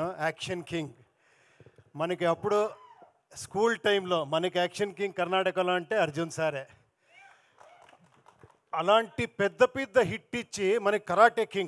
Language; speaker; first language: Telugu; non-native, local second language; Kannada